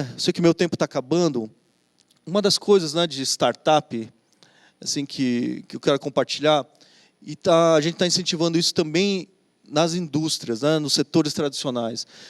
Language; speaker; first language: Portuguese; native; Portuguese